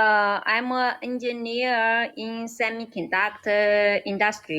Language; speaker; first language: English; non-native, learner; Chinese